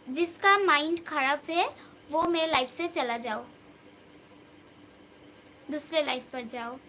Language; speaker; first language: Hindi; non-native, local second language; Bangla